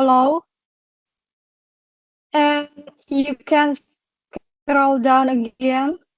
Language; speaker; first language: English; non-native, local second language; Indonesian